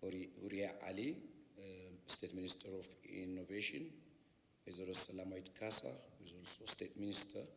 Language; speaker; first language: English; non-native, local second language; Amharic